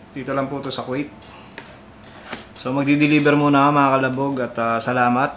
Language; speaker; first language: Filipino; native; Filipino